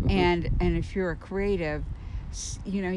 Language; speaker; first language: English; native; English